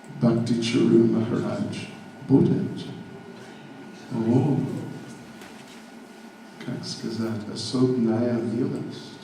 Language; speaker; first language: Russian; non-native, learner; English